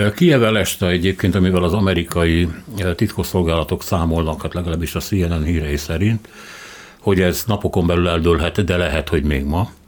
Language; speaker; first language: Hungarian; native; Hungarian